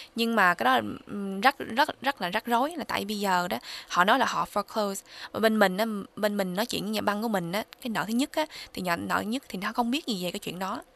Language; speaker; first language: Vietnamese; early bilingual, heritage; Vietnamese